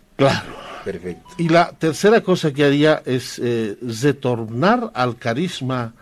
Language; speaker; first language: Spanish; non-native, local second language; Quechua